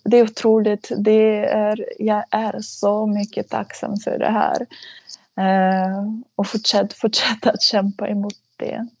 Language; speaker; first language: Swedish; non-native, fluent; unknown